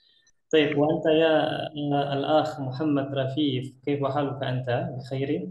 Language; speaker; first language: Arabic; non-native, fluent; Indonesian